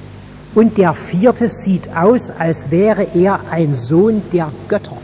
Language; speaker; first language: German; native; German